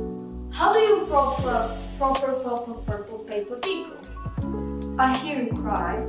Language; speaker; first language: English; non-native, learner; Portuguese